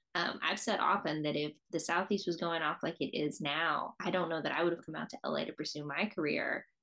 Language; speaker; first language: English; native; English